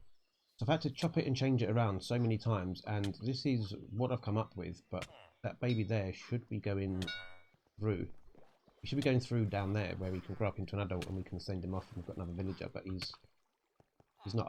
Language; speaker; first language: English; native; English